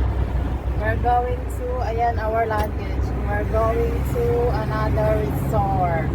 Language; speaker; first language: English; non-native, learner; Filipino